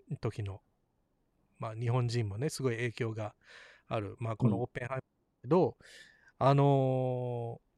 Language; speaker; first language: Japanese; early bilingual, heritage; Japanese